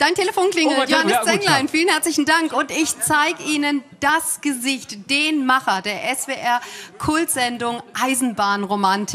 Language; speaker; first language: German; native; German